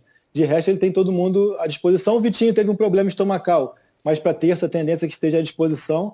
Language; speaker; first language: Portuguese; native; Portuguese